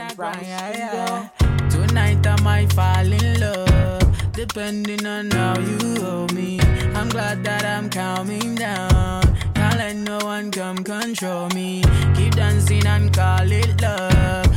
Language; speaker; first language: English; non-native, local second language; Yoruba